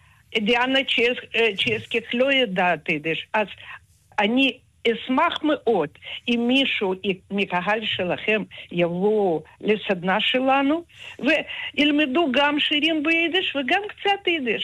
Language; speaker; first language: Hebrew; non-native, fluent; Russian